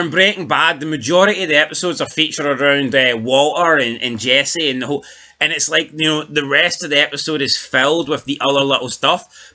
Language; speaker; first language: English; native; English